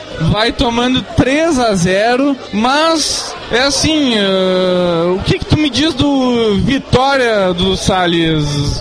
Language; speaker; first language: Portuguese; native; Portuguese